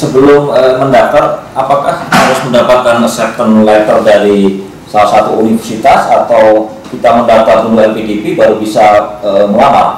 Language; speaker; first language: Indonesian; non-native, local second language; Javanese